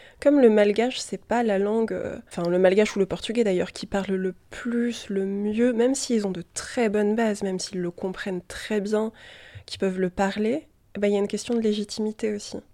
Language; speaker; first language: French; native; French